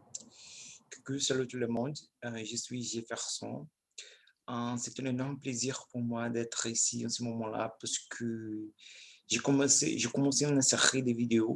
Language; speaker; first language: French; non-native, learner; Portuguese